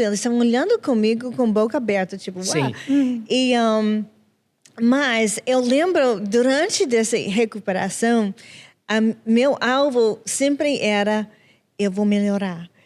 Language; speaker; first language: Portuguese; non-native, fluent; English